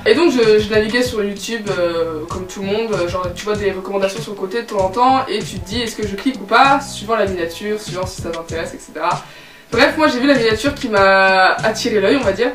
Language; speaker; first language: French; native; French